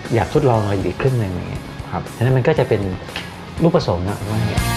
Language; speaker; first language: Thai; native; Thai